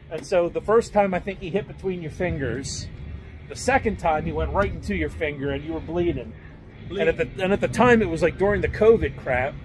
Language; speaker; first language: English; native; English